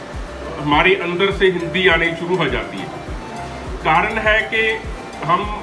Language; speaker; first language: Hindi; non-native, local second language; Punjabi